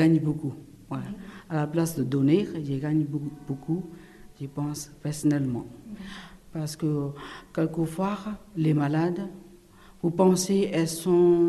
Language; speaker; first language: French; non-native, learner; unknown